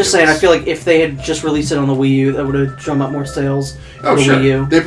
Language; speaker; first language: English; native; English